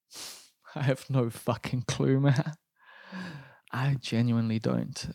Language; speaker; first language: English; native; English